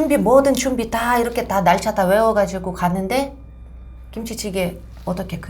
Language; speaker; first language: Korean; non-native, fluent; Russian